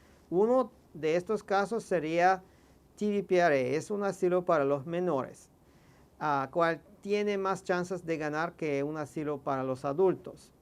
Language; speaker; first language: Spanish; non-native, fluent; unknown